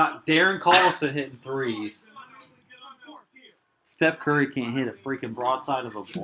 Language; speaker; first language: English; native; English